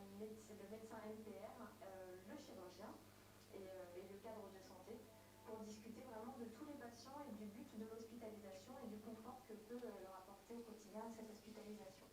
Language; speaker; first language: French; native; French